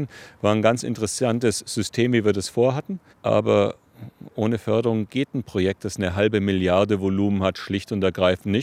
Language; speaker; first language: German; native; German